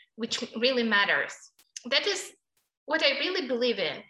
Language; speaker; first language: English; non-native, fluent; Ukrainian